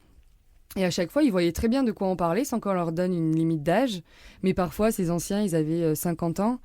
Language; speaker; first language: French; native; French